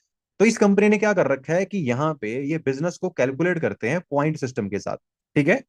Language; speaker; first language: Hindi; native; Hindi